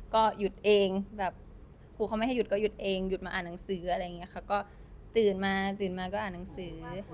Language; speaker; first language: Thai; native; Thai